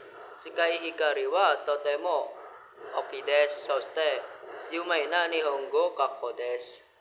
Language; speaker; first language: Japanese; non-native, learner; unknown